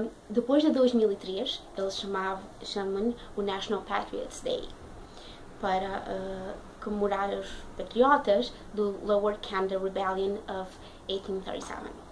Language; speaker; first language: Portuguese; native; Portuguese